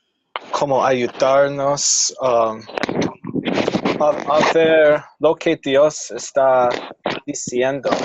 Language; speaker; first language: Spanish; non-native, fluent; English